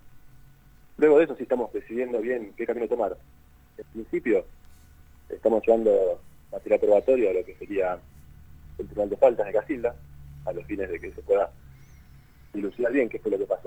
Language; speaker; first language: Spanish; native; Spanish